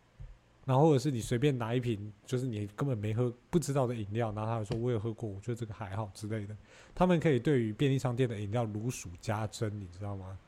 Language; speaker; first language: Chinese; native; Chinese